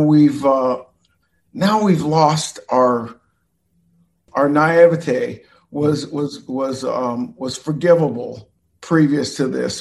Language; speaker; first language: English; native; English